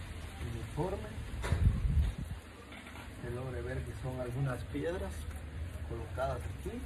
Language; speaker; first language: Spanish; native; Spanish